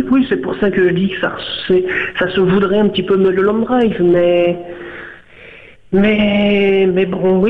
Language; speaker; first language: French; native; French